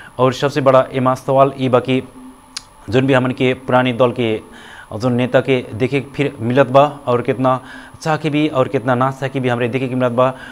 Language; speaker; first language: Bhojpuri; non-native, local second language; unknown